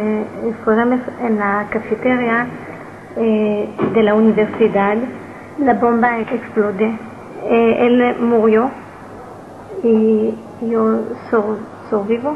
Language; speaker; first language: Spanish; non-native, learner; Hebrew